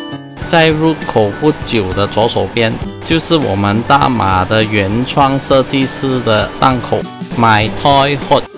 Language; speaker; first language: Chinese; native; Chinese